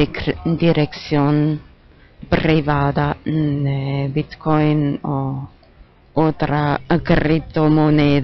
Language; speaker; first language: Spanish; non-native, fluent; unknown